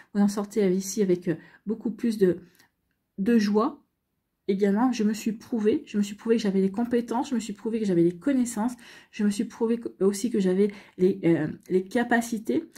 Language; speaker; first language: French; native; French